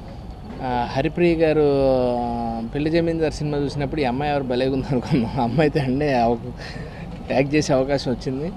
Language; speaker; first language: Telugu; native; Telugu